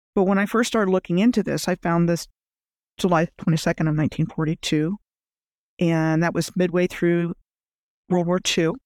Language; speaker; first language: English; native; English